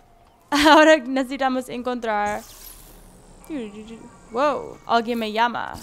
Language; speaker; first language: Spanish; non-native, learner; English